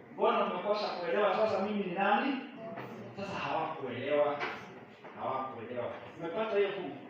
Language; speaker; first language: Swahili; non-native, local second language; Kalenjin